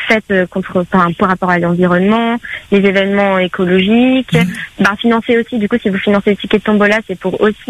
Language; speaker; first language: French; native; French